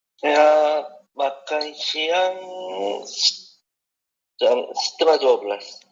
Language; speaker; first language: Indonesian; non-native, learner; Korean